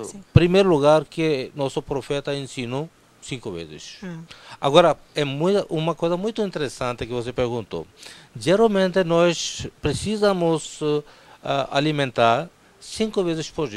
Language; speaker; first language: Portuguese; non-native, fluent; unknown